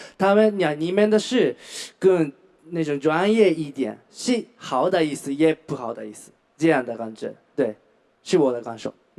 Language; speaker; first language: Chinese; non-native, learner; Japanese